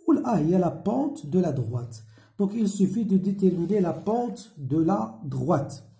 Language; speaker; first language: French; non-native, local second language; Arabic